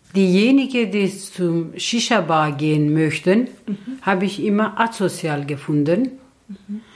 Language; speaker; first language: German; non-native, fluent; Turkish